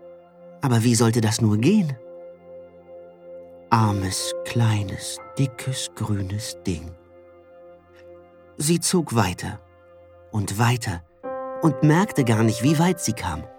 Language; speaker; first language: German; native; German